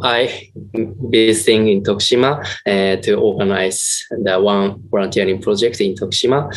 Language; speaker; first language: English; non-native, learner; Japanese